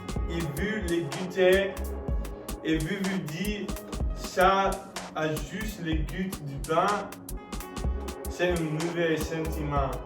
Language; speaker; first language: French; non-native, learner; English